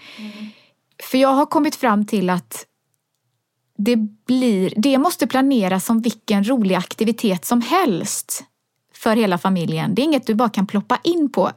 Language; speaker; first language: Swedish; native; Swedish